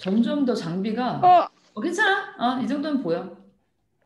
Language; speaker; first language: Korean; native; Korean